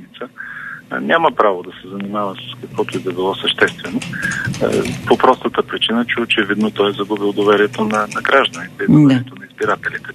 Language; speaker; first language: Bulgarian; native; Bulgarian